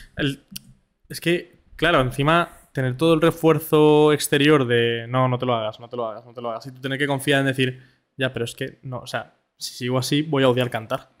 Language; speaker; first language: Spanish; native; Spanish